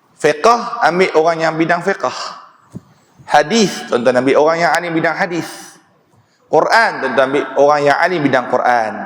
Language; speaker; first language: Malay; native; Malay